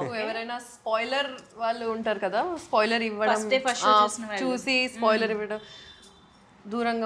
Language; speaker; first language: Telugu; non-native, local second language; Urdu